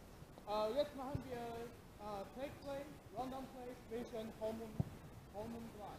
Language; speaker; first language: German; non-native, fluent; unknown